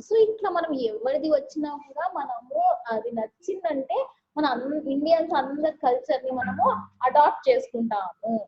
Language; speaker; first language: Telugu; non-native, local second language; Urdu